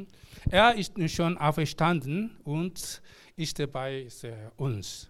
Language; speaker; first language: German; non-native, learner; Korean